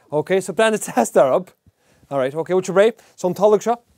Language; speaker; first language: Irish; native; Irish